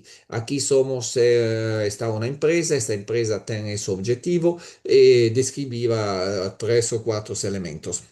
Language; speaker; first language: Spanish; non-native, learner; Italian